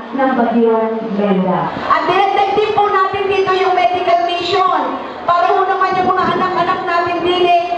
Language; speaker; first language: Filipino; native; Filipino